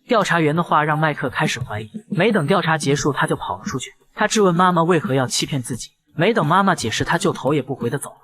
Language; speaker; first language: Chinese; native; Chinese